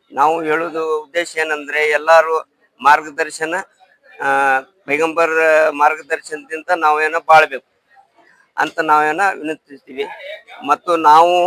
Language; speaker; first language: Kannada; non-native, local second language; Urdu